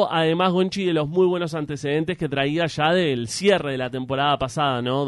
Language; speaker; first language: Spanish; native; Spanish